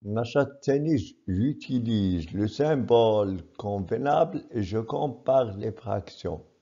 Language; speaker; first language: French; non-native, local second language; Arabic